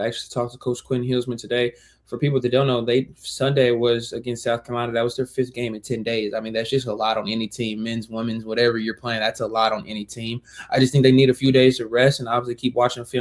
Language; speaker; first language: English; native; English